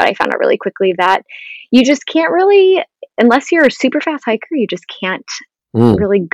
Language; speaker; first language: English; native; English